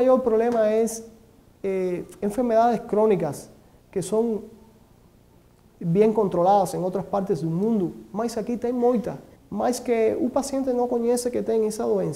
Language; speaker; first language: Portuguese; non-native, learner; Spanish